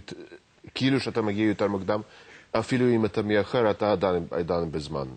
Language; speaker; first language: Hebrew; non-native, fluent; Russian